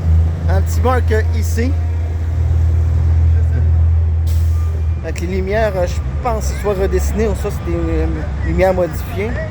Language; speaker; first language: French; native; French